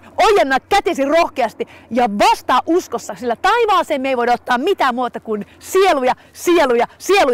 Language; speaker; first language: Finnish; native; Finnish